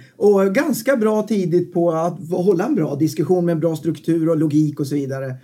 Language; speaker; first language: Swedish; native; Swedish